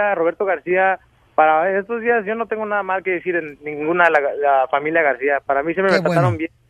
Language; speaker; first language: Spanish; early bilingual, heritage; Spanish